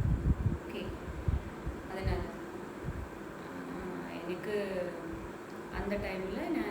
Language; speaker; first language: Tamil; non-native, learner; Malayalam